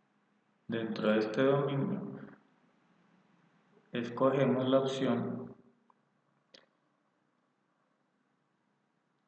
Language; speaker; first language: Spanish; native; Spanish